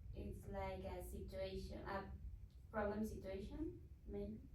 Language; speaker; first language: English; non-native, learner; Spanish